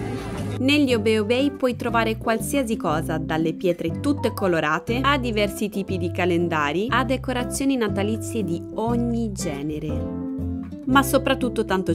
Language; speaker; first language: Italian; native; Italian